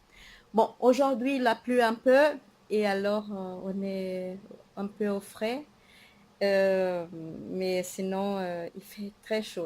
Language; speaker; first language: French; non-native, fluent; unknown